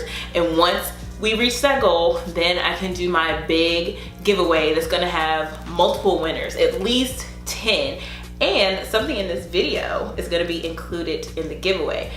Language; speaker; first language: English; native; English